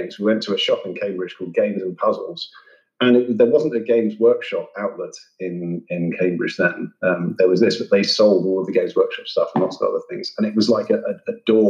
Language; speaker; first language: English; native; English